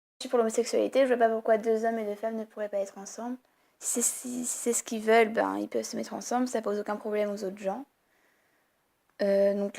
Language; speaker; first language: French; native; French